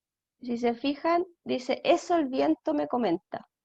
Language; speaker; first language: Spanish; native; Spanish